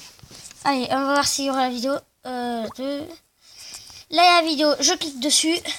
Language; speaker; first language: French; native; French